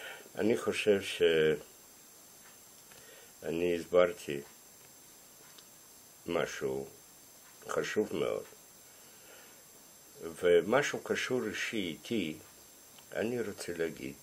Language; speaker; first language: Hebrew; non-native, fluent; Russian